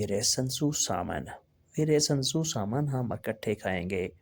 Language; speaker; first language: German; non-native, learner; Urdu